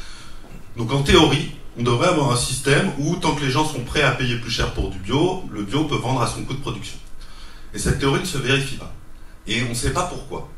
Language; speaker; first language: French; native; French